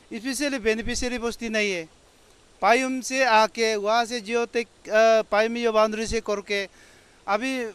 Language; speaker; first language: Hindi; non-native, local second language; Adi